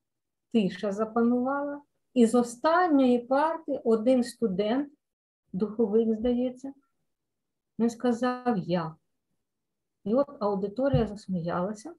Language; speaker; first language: Ukrainian; native; Ukrainian